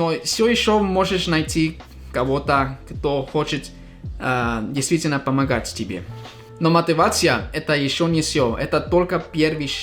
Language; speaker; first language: Russian; non-native, fluent; English